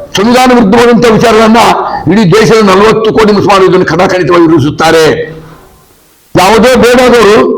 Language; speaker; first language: Kannada; non-native, local second language; Urdu